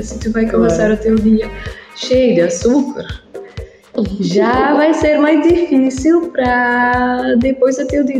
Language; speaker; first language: Portuguese; non-native, learner; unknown